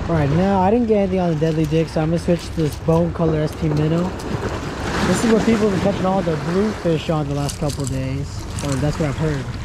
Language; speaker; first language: English; early bilingual, other home language; Korean